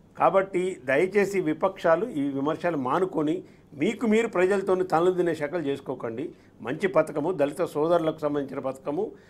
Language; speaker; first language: Telugu; native; Telugu